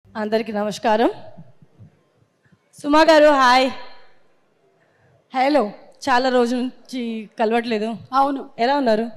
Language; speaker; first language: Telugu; non-native, learner; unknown